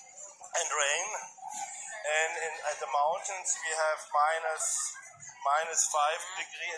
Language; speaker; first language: English; non-native, learner; German